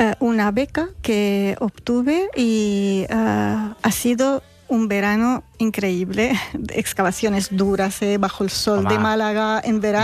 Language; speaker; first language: Spanish; non-native, fluent; Arabic